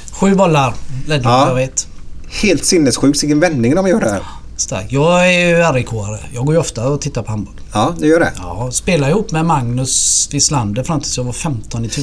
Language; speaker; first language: Swedish; native; Swedish